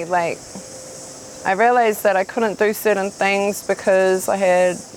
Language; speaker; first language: English; native; English